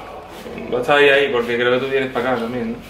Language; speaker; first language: Spanish; native; Spanish